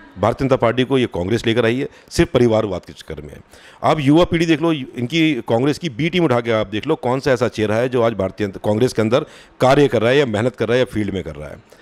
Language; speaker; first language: Hindi; native; Hindi